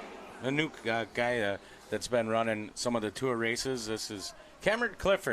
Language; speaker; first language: English; native; English